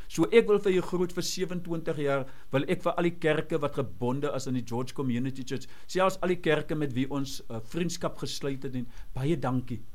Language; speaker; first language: Afrikaans; native; Afrikaans